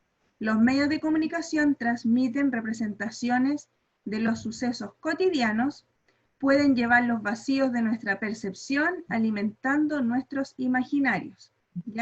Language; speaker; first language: Spanish; native; Spanish